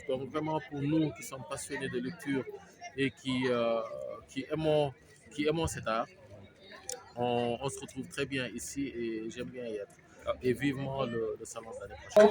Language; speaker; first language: French; non-native, local second language; Wolof